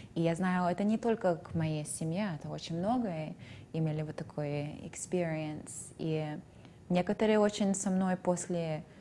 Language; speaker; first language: Russian; early bilingual, heritage; English